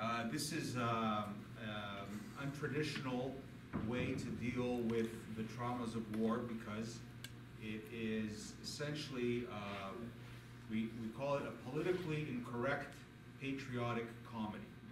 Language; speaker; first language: English; native; English